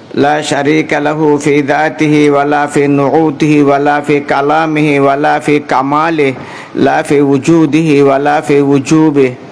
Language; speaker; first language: Arabic; non-native, fluent; Bangla